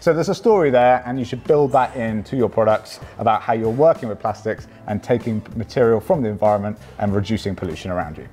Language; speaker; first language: English; native; English